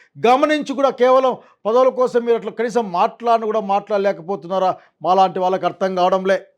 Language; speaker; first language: Telugu; native; Telugu